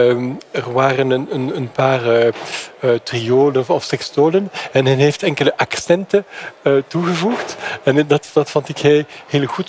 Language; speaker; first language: Dutch; non-native, fluent; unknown